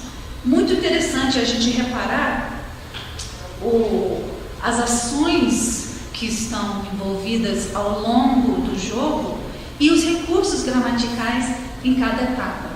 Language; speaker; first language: Portuguese; non-native, fluent; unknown